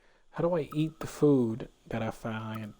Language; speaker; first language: English; native; English